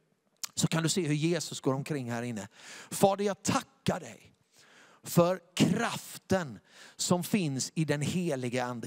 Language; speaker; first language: Swedish; native; Swedish